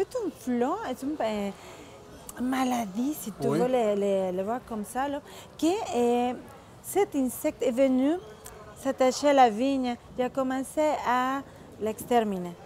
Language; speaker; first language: French; non-native, fluent; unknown